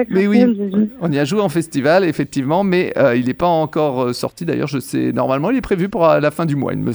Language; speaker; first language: French; native; French